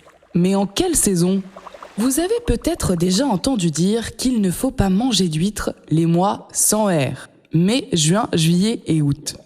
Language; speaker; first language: French; native; French